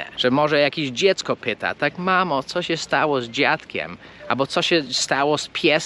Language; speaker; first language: Polish; non-native, fluent; English